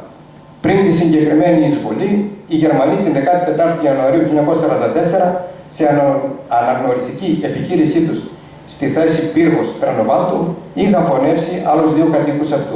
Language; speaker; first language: Greek; native; Greek